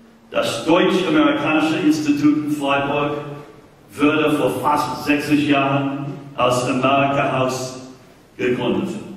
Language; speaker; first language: German; non-native, fluent; English